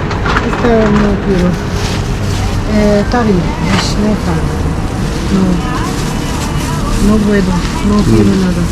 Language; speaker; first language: Spanish; non-native, learner; Filipino